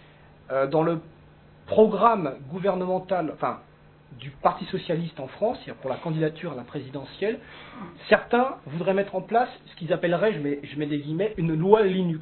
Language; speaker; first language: French; native; French